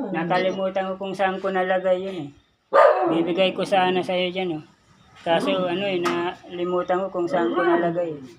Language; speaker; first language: Filipino; non-native, local second language; Bikol